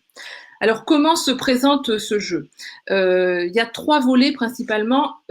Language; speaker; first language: French; native; French